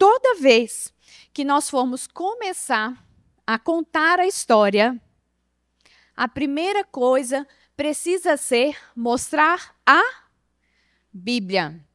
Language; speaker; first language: Portuguese; native; Portuguese